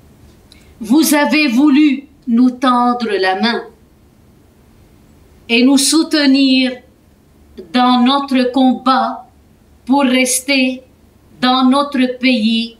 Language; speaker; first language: French; non-native, fluent; Arabic